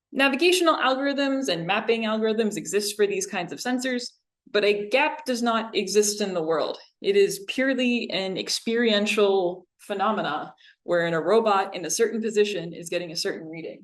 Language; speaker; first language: English; native; English